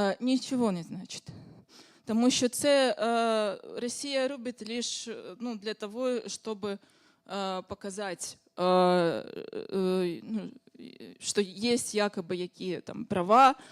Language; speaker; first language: Ukrainian; non-native, fluent; Russian